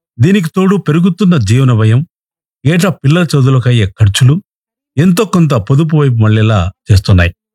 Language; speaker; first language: Telugu; native; Telugu